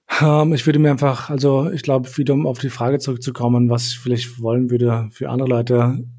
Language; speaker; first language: German; early bilingual, other home language; Albanian